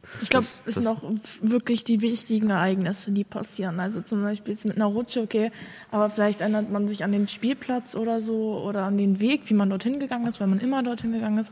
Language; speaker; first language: German; native; German